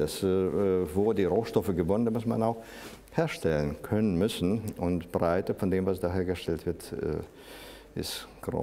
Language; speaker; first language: German; non-native, fluent; Russian